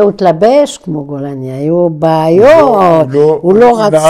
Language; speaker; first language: Hebrew; non-native, fluent; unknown